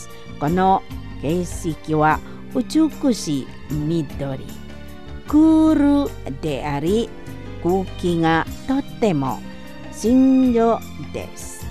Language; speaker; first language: Japanese; non-native, fluent; Indonesian